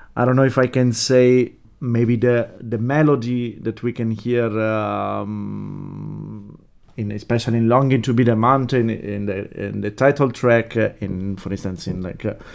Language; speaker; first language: English; non-native, fluent; Italian